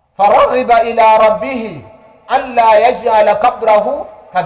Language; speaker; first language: Arabic; non-native, fluent; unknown